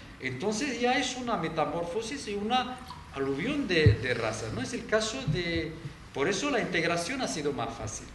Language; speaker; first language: Spanish; non-native, fluent; Arabic